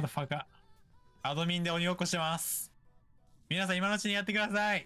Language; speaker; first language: Japanese; native; Japanese